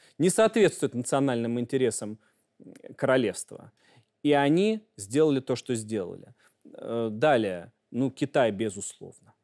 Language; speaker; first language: Russian; native; Russian